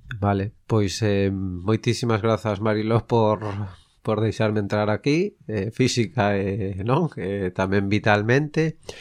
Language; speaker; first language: Galician; native; Galician